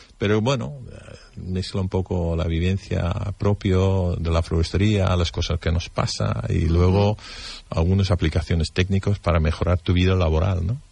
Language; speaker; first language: Spanish; non-native, fluent; Dutch